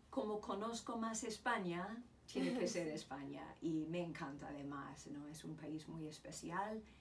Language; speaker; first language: Spanish; non-native, fluent; English